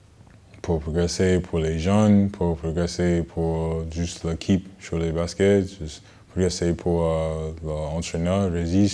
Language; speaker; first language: French; non-native, learner; English